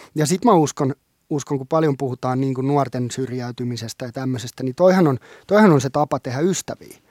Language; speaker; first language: Finnish; non-native, local second language; Swedish